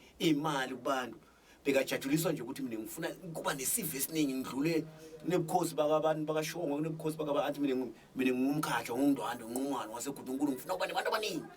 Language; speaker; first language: Zulu; non-native, local second language; Swati